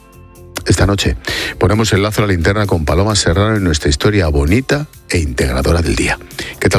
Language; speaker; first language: Spanish; native; Spanish